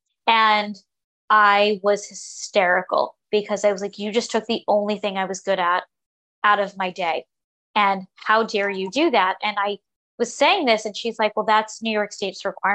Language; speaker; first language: English; native; English